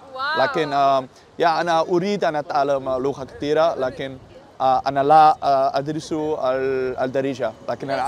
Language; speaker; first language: Arabic; non-native, learner; Dutch